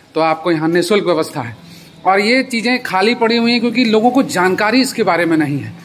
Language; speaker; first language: Hindi; native; Hindi